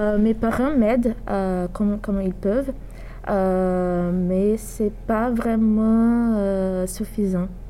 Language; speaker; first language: French; non-native, fluent; Portuguese